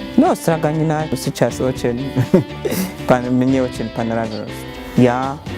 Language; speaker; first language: Russian; non-native, learner; Rundi